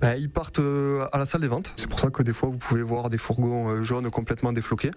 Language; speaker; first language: French; native; French